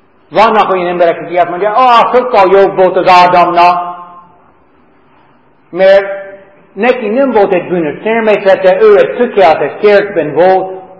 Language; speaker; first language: Hungarian; non-native, fluent; English